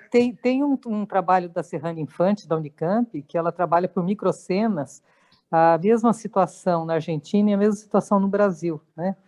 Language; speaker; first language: Portuguese; native; Portuguese